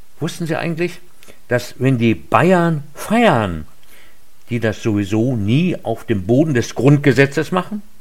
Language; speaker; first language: German; native; German